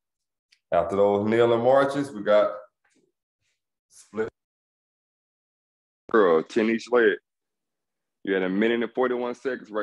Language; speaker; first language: English; native; English